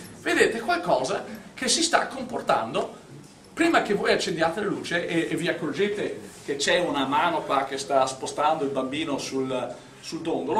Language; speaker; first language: Italian; native; Italian